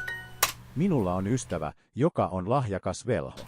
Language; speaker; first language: Finnish; non-native, learner; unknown